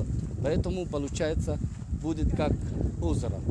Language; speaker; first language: Russian; non-native, learner; Arabic